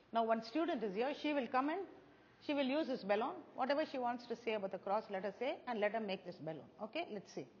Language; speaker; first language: English; non-native, local second language; Tamil